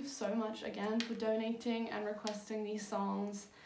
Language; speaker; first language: English; native; English